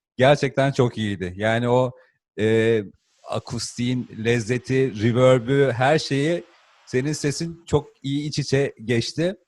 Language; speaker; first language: Turkish; native; Turkish